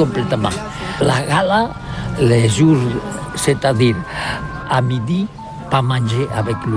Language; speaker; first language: French; non-native, learner; Catalan